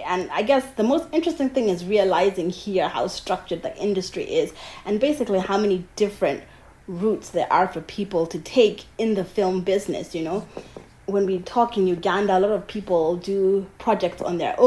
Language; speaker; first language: English; non-native, local second language; Ganda